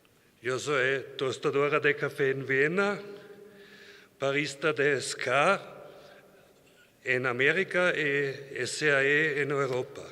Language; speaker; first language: Spanish; non-native, learner; German